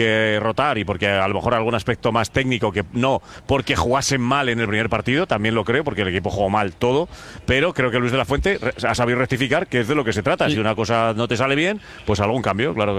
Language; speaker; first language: Spanish; native; Spanish